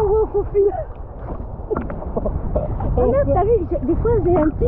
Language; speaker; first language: French; native; French